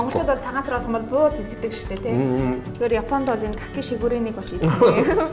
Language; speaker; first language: Mongolian; native; Mongolian